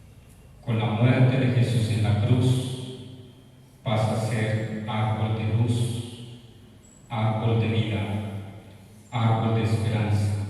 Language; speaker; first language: Spanish; native; Spanish